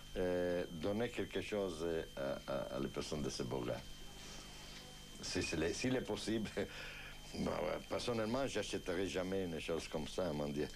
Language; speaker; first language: French; non-native, fluent; Italian